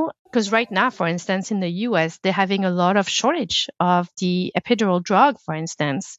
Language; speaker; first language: English; non-native, fluent; French